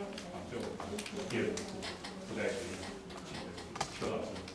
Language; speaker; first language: Chinese; native; Chinese